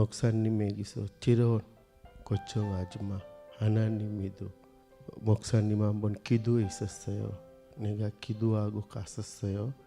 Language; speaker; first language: Korean; non-native, learner; Sinhala